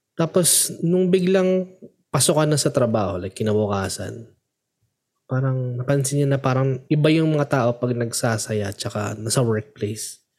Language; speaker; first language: Filipino; native; Filipino